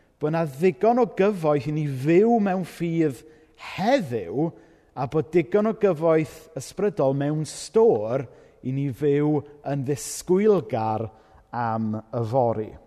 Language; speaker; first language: Welsh; native; Welsh